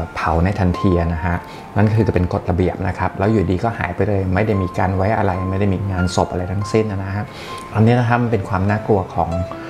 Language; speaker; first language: Thai; native; Thai